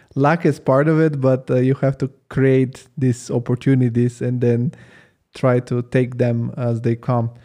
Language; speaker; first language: English; non-native, fluent; Italian